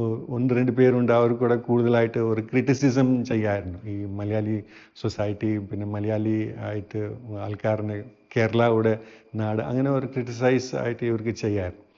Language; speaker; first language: Malayalam; non-native, fluent; Hindi